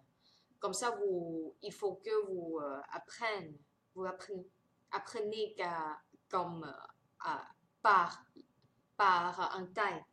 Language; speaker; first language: French; non-native, fluent; Thai